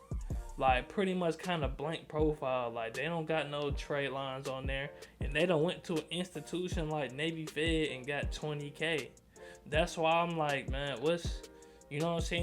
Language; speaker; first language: English; native; English